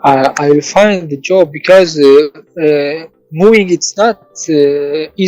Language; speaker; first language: English; non-native, learner; Tajik